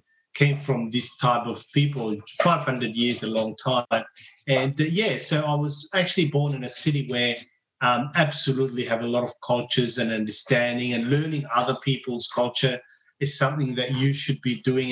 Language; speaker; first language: English; non-native, fluent; Somali